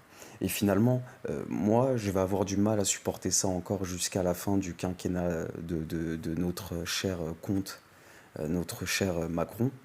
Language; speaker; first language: French; native; French